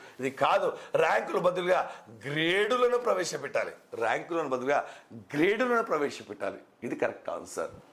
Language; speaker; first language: Telugu; non-native, local second language; Kannada